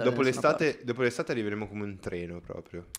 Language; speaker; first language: Italian; native; Italian